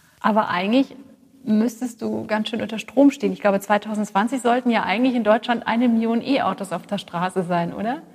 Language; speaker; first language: German; native; German